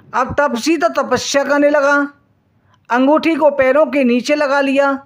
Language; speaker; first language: Hindi; native; Hindi